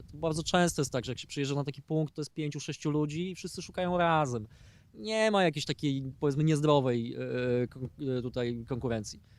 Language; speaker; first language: Polish; native; Polish